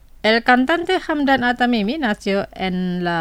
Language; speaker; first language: Spanish; non-native, fluent; Indonesian